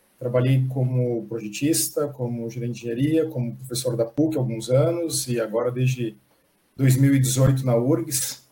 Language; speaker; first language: Portuguese; native; Portuguese